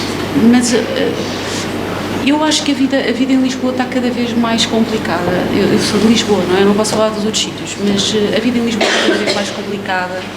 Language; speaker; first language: Portuguese; native; Portuguese